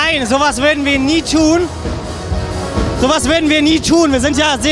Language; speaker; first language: German; native; German